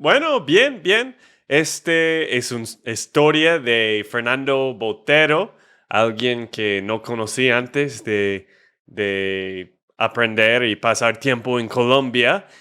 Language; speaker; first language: Spanish; non-native, fluent; English